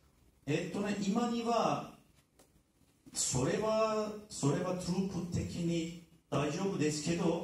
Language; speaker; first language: Japanese; non-native, learner; Turkish